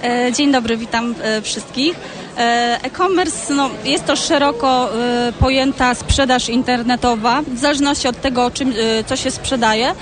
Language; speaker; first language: Polish; native; Polish